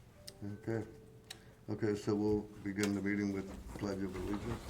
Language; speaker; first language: English; native; English